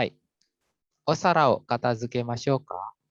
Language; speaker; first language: Japanese; non-native, fluent; Indonesian